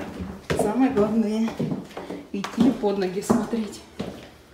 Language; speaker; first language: Russian; native; Russian